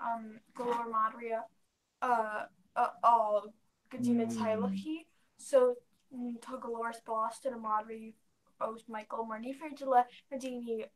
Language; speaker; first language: Irish; non-native, learner; English